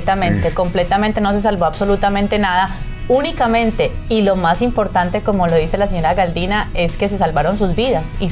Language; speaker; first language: Spanish; native; Spanish